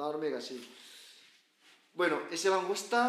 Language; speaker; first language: Spanish; non-native, learner; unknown